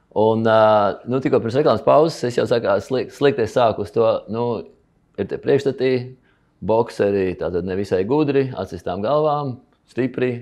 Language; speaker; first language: Latvian; native; Latvian